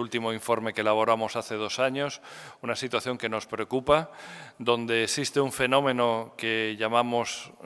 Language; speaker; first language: Spanish; native; Spanish